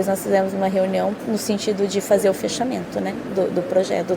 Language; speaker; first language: Portuguese; native; Portuguese